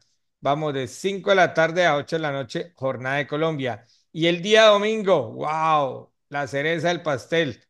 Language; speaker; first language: Spanish; native; Spanish